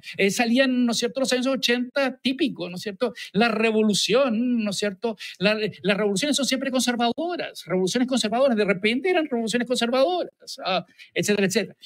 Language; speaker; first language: Spanish; native; Spanish